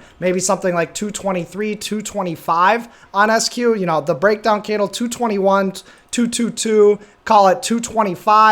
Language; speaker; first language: English; native; English